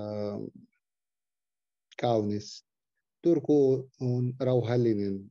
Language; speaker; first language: Finnish; non-native, learner; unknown